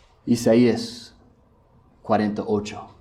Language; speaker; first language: Spanish; non-native, fluent; English